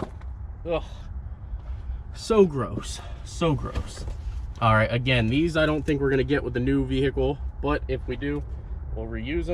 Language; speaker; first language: English; native; English